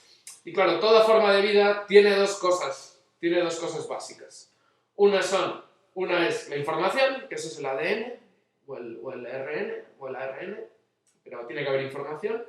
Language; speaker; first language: Spanish; native; Spanish